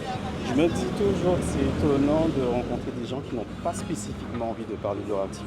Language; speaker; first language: French; native; French